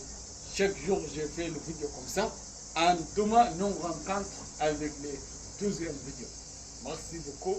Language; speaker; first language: French; non-native, learner; Arabic